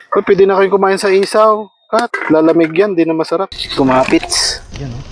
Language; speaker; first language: Filipino; native; Filipino